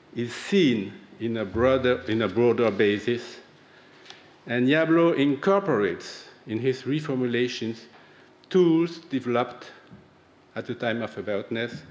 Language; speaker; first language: English; non-native, fluent; French